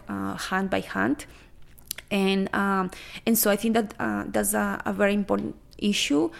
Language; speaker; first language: English; non-native, fluent; Spanish